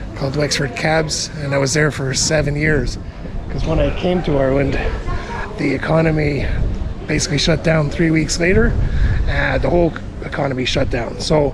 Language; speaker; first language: English; native; English